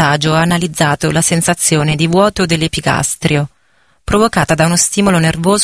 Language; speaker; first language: Italian; native; Italian